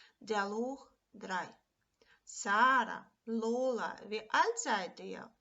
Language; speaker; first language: German; non-native, fluent; Ukrainian